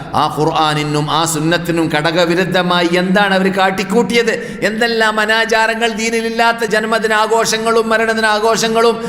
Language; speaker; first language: Malayalam; native; Malayalam